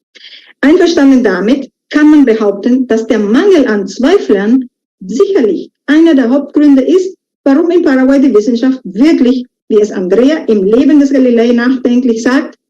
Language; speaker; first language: German; non-native, fluent; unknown